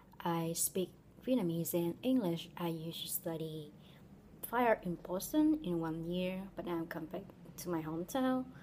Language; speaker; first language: English; non-native, learner; Vietnamese